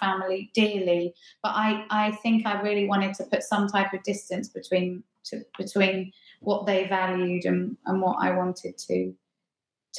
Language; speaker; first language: English; native; English